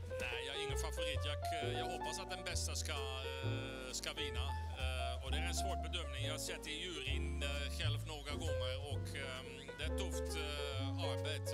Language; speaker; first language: Swedish; non-native, fluent; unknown